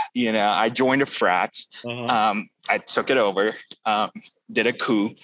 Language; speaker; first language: English; non-native, local second language; Urdu